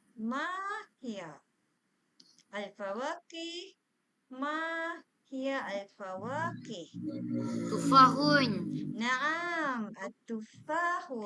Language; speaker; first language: Arabic; non-native, learner; Malay